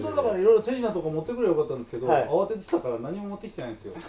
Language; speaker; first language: Japanese; native; Japanese